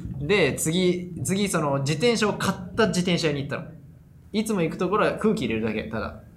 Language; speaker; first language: Japanese; native; Japanese